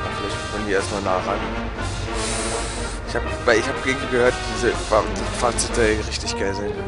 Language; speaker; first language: German; native; German